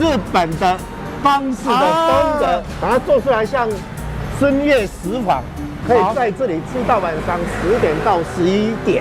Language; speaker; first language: Chinese; native; Chinese